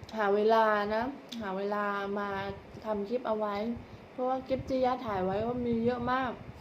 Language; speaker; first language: Thai; native; Thai